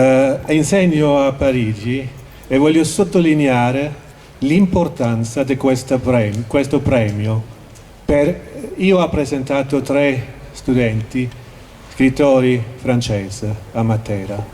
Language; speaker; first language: Italian; non-native, learner; Swedish